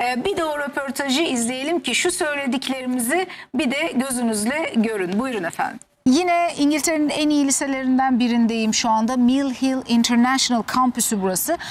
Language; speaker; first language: Turkish; native; Turkish